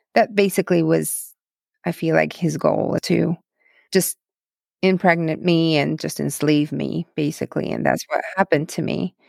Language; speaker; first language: English; non-native, fluent; Russian